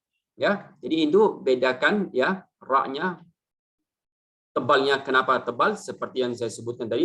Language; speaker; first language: Indonesian; native; Indonesian